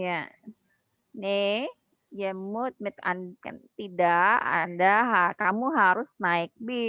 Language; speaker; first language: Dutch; non-native, learner; Indonesian